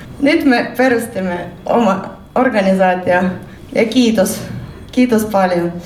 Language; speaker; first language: Finnish; non-native, learner; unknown